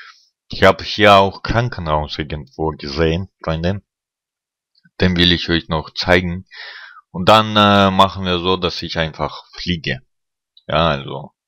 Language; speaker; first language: German; non-native, fluent; Russian